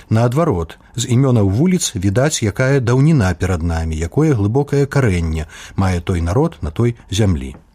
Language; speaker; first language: Belarusian; native; Belarusian